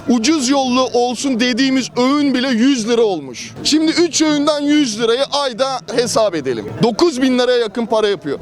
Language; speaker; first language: Turkish; native; Turkish